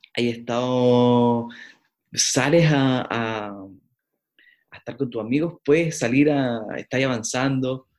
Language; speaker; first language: Spanish; native; Spanish